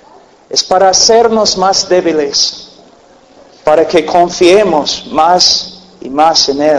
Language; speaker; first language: Spanish; non-native, fluent; English